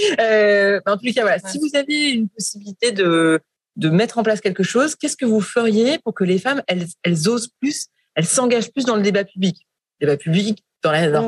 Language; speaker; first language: French; native; French